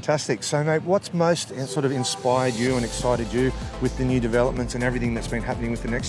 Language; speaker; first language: English; native; English